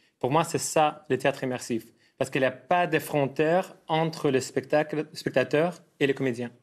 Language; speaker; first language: French; non-native, fluent; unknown